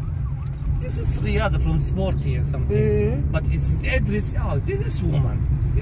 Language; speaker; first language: English; non-native, learner; Arabic